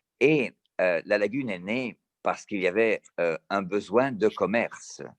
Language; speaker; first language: French; early bilingual, heritage; Italian